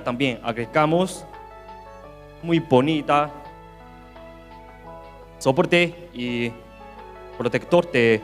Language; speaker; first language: Spanish; non-native, learner; Chinese